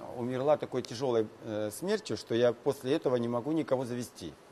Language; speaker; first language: Russian; native; Russian